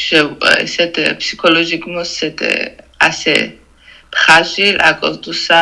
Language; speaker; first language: French; non-native, learner; Georgian